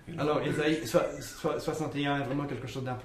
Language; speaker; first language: French; native; French